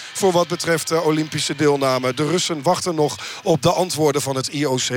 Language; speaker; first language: Dutch; native; Dutch